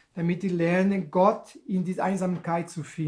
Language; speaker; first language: German; non-native, learner; Portuguese